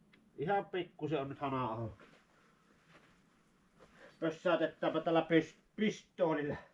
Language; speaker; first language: Finnish; native; Finnish